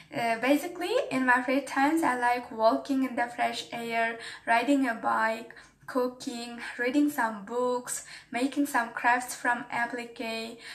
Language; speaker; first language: English; non-native, fluent; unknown